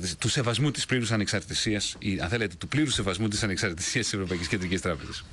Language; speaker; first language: Greek; native; Greek